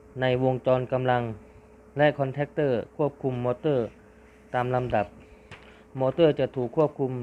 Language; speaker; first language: Thai; native; Thai